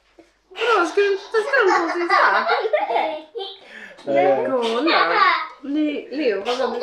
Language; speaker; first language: Swedish; native; Swedish